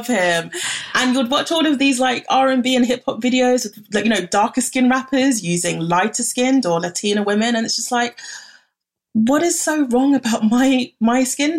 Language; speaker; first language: English; native; English